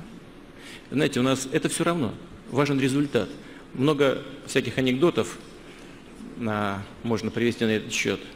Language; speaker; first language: Russian; native; Russian